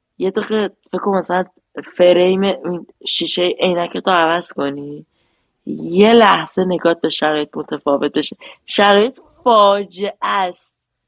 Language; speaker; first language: Persian; native; Persian